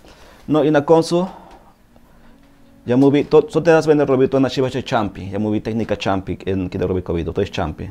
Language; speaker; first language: Polish; non-native, learner; Spanish